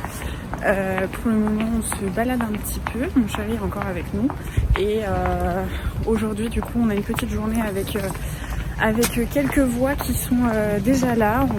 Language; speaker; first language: French; native; French